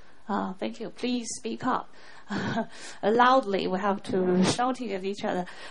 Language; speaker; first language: English; non-native, fluent; Chinese